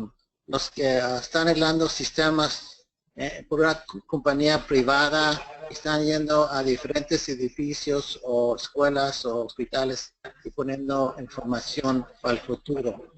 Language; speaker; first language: Spanish; early bilingual, heritage; English